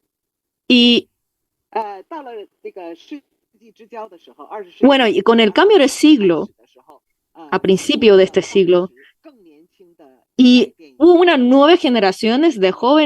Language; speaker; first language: Spanish; non-native, fluent; Chinese